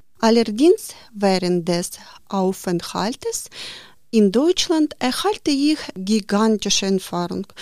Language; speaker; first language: German; non-native, learner; Ukrainian